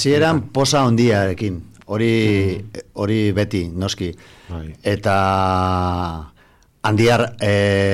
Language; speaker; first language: Basque; non-native, local second language; Spanish